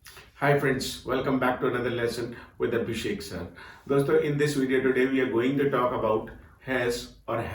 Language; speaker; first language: English; non-native, fluent; Hindi